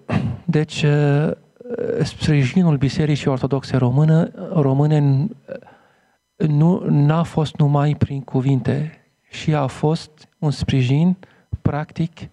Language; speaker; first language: Romanian; non-native, fluent; Arabic